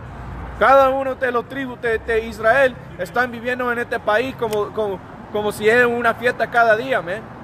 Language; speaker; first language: Spanish; early bilingual, heritage; Spanish